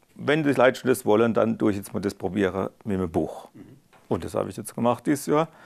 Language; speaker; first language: German; non-native, local second language; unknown